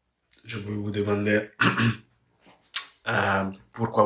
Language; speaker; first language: French; non-native, fluent; English